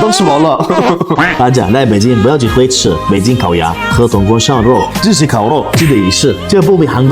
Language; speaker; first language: Chinese; non-native, learner; Korean